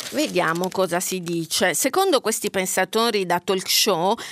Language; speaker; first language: Italian; native; Italian